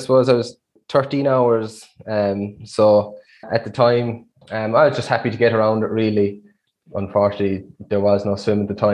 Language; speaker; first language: English; native; English